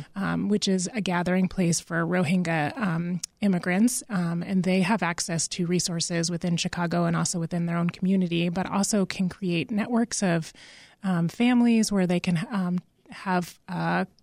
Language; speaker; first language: English; native; English